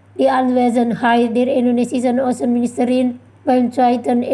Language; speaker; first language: German; non-native, fluent; Indonesian